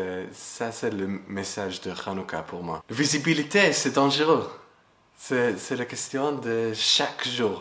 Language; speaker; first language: French; non-native, fluent; English